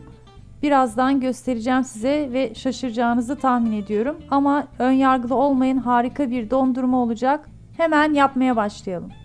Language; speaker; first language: Turkish; native; Turkish